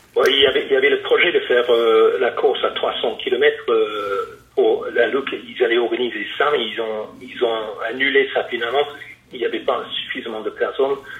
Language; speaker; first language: French; non-native, fluent; English